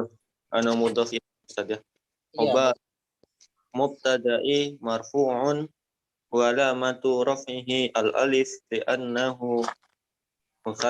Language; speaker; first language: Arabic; non-native, learner; Indonesian